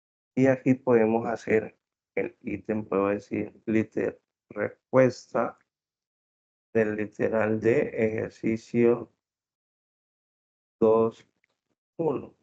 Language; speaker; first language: Spanish; native; Spanish